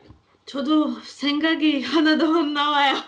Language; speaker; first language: Korean; non-native, learner; Latvian